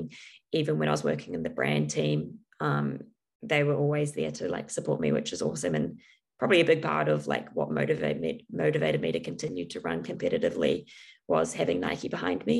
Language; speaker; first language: English; native; English